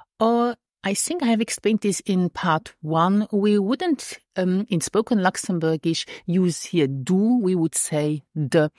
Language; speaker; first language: English; non-native, fluent; Luxembourgish